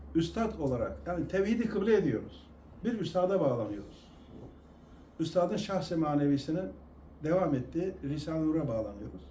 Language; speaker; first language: Turkish; non-native, local second language; Kurdish